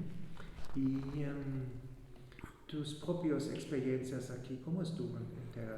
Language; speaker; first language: Spanish; non-native, fluent; German